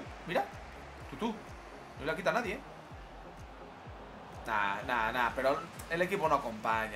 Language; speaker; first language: Spanish; native; Spanish